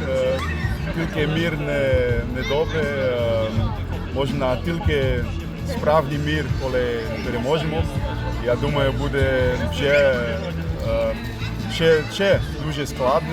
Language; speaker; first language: Ukrainian; non-native, learner; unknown